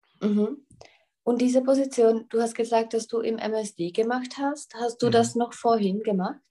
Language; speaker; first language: German; non-native, fluent; Czech